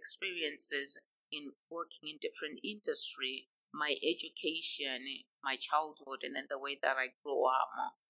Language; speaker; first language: English; non-native, local second language; Shona